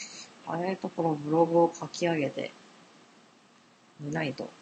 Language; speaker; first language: Japanese; native; Japanese